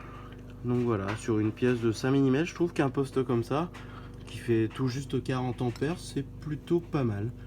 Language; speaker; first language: French; native; French